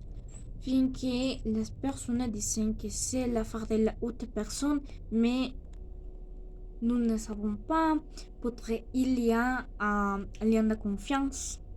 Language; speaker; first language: French; non-native, learner; Spanish